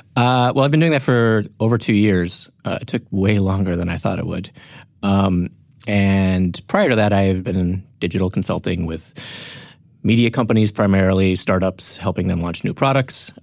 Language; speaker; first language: English; native; English